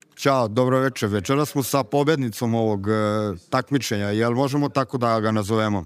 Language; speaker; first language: Serbian; native; Serbian